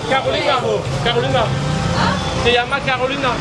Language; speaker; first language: Spanish; non-native, learner; French